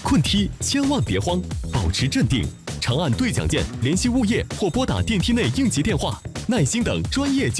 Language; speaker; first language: Chinese; native; Chinese